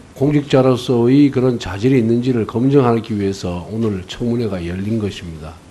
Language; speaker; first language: Korean; native; Korean